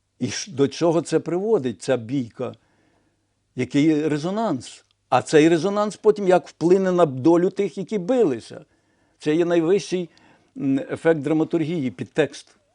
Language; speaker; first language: Ukrainian; non-native, local second language; Russian